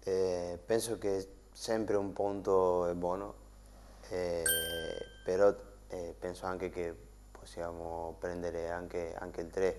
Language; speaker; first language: Italian; non-native, learner; Spanish